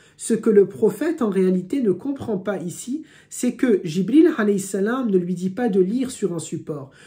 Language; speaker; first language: French; native; French